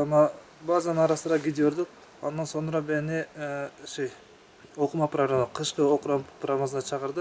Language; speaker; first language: Turkish; non-native, learner; Kyrgyz